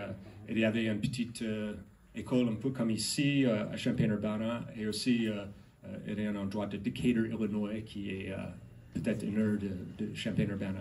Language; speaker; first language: French; non-native, learner; English